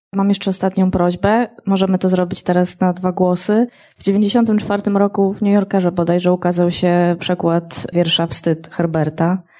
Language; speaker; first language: Polish; native; Polish